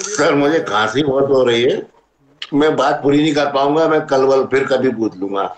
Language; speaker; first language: Hindi; native; Hindi